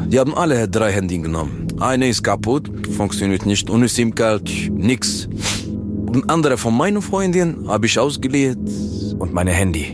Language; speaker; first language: German; non-native, learner; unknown